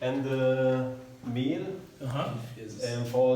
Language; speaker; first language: English; non-native, learner; German